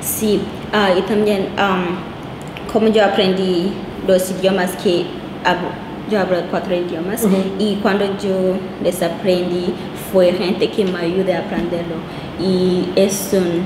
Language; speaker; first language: Spanish; non-native, local second language; Kinyarwanda